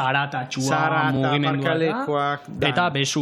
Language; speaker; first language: Basque; native; Basque